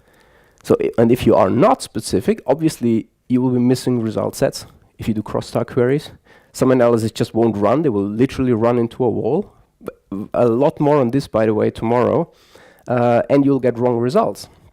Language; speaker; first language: English; non-native, fluent; German